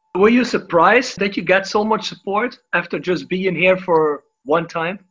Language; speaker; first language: English; non-native, fluent; Dutch